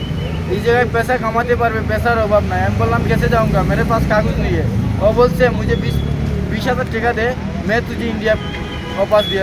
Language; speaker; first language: Hindi; non-native, learner; Bangla